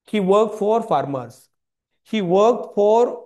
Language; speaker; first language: Hindi; non-native, local second language; Marathi